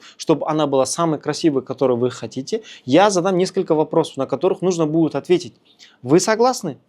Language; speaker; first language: Russian; non-native, local second language; Kazakh